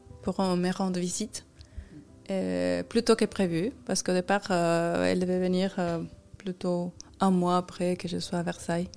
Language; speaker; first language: French; non-native, fluent; Spanish